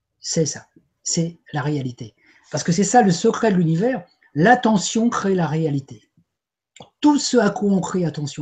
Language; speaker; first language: French; native; French